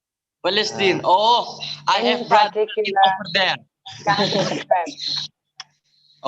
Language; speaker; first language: English; non-native, learner; Indonesian